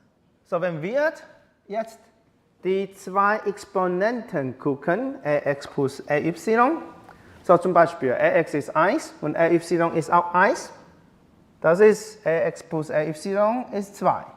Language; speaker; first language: German; non-native, learner; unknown